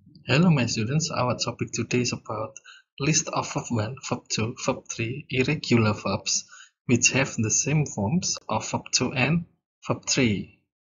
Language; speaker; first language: English; non-native, fluent; Indonesian